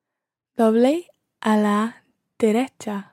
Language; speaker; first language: Spanish; non-native, learner; English